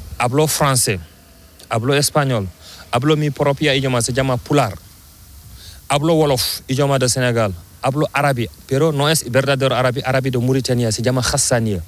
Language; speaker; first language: Spanish; non-native, learner; Fula